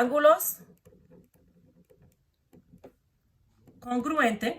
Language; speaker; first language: Spanish; early bilingual, heritage; Spanish